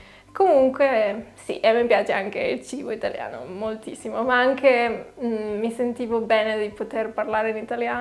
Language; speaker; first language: Italian; non-native, fluent; Catalan